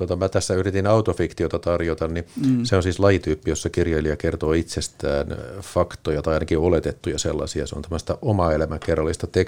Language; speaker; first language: Finnish; native; Finnish